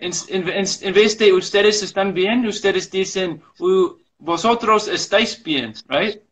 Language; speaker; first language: Spanish; non-native, fluent; English